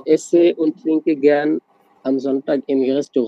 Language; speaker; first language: German; non-native, learner; Bangla